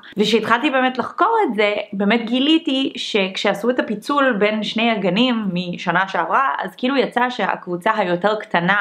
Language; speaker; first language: Hebrew; early bilingual, other home language; English